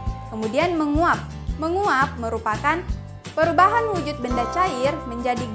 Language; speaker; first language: Malay; native; Malay